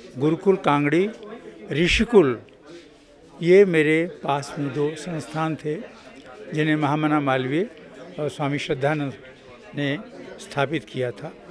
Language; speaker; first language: Hindi; native; Hindi